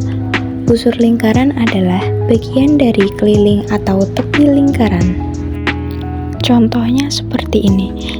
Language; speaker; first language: Indonesian; native; Indonesian